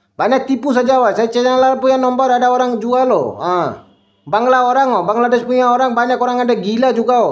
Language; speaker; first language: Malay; non-native, local second language; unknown